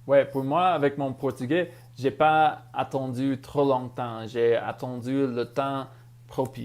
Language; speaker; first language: French; non-native, fluent; English